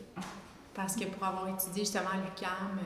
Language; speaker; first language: French; native; French